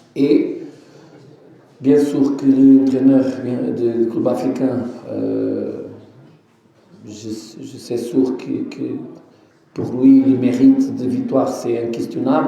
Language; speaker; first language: French; non-native, fluent; Portuguese